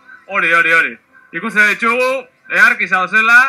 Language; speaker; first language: Basque; native; Basque